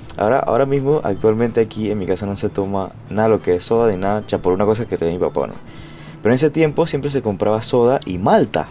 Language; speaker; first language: Spanish; native; Spanish